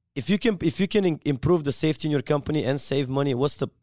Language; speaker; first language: English; non-native, fluent; Bulgarian